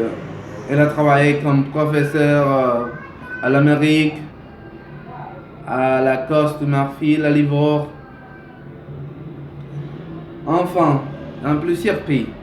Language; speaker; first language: French; non-native, learner; Spanish